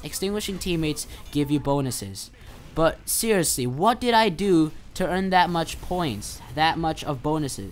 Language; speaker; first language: English; native; English